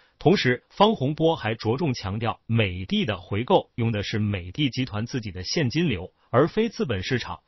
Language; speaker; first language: Chinese; native; Chinese